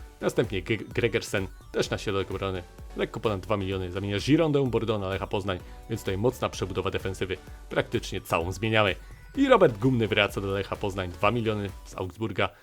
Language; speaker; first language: Polish; native; Polish